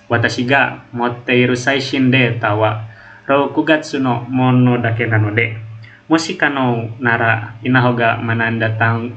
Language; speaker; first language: Japanese; non-native, learner; Indonesian